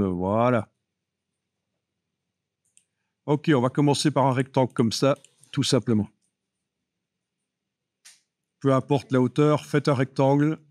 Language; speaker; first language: French; native; French